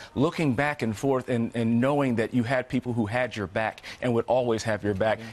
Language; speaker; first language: English; native; English